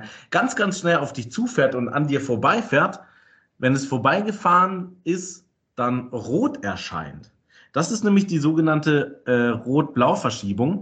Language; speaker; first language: German; native; German